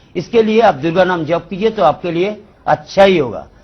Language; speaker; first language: Hindi; non-native, local second language; Bangla